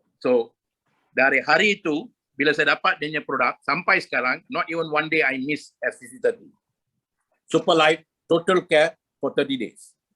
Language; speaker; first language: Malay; non-native, local second language; Tamil